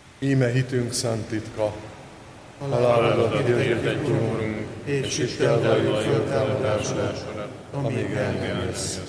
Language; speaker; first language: Hungarian; native; Hungarian